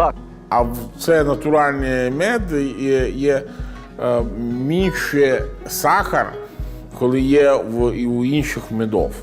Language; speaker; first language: Ukrainian; non-native, learner; Italian